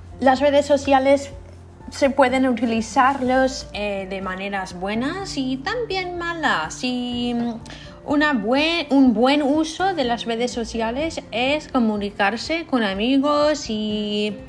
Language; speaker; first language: Spanish; non-native, learner; English